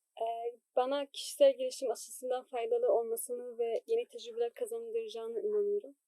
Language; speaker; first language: Turkish; non-native, learner; Arabic